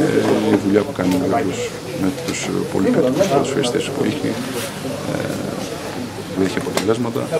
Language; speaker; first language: Greek; native; Greek